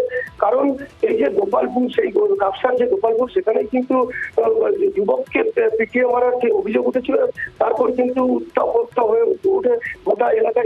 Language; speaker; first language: Bangla; native; Bangla